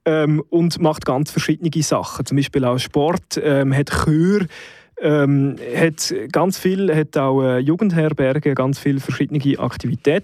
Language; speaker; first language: German; native; German